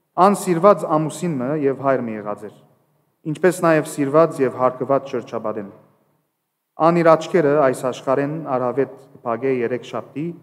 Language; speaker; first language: Armenian; early bilingual, heritage; Armenian